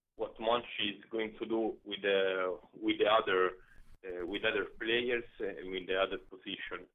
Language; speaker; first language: English; non-native, learner; Italian